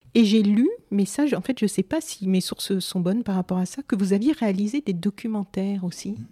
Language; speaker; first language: French; native; French